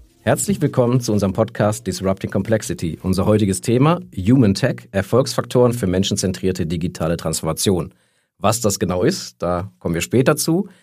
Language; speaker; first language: German; native; German